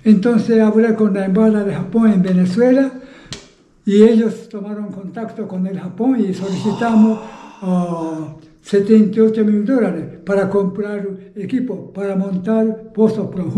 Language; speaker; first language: Spanish; non-native, fluent; Japanese